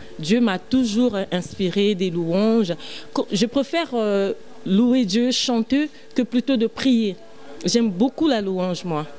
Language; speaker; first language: French; non-native, local second language; Lingala